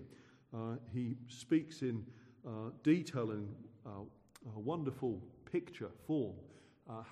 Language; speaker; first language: English; native; English